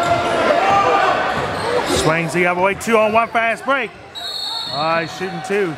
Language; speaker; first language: English; native; English